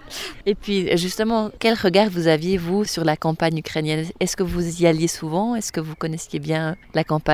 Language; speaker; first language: French; native; French